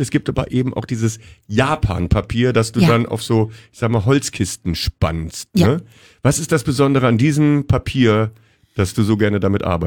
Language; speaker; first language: German; native; German